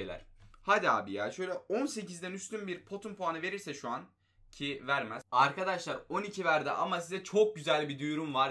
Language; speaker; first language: Turkish; native; Turkish